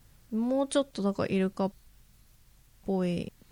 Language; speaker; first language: Japanese; native; Japanese